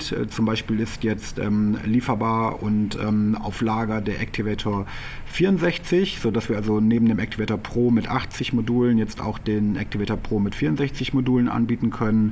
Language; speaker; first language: German; native; German